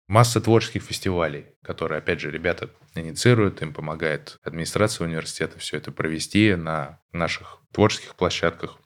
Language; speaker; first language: Russian; native; Russian